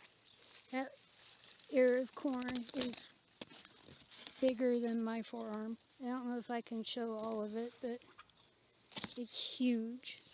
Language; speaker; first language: English; native; English